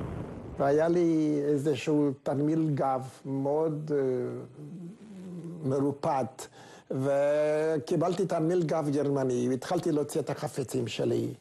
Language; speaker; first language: Hebrew; non-native, fluent; Hungarian